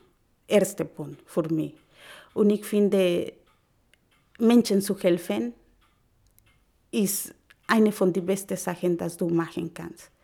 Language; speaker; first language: German; non-native, learner; Spanish